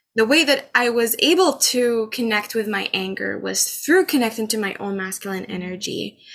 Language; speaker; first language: English; non-native, fluent; Arabic